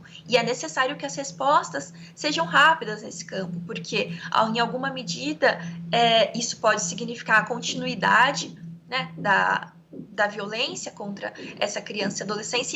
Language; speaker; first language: Portuguese; native; Portuguese